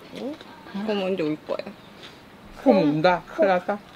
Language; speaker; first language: Korean; native; Korean